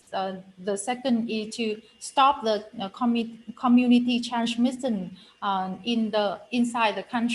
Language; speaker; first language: English; non-native, fluent; Vietnamese